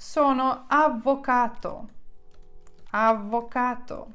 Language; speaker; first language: Italian; non-native, fluent; Ukrainian